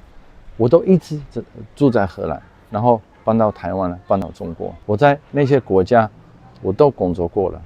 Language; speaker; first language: Chinese; non-native, fluent; Dutch